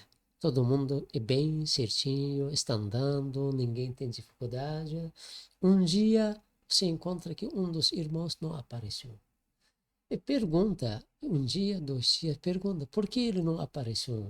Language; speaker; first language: Portuguese; non-native, learner; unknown